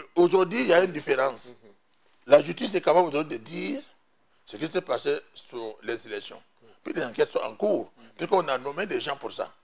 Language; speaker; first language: French; non-native, local second language; Mossi